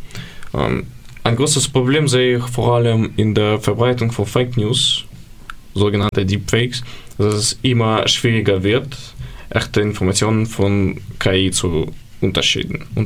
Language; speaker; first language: German; non-native, learner; Ukrainian